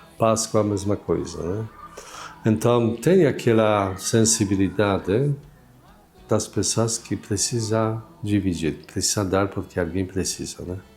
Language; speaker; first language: Portuguese; non-native, fluent; Polish